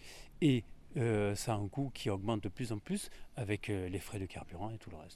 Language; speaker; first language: French; native; French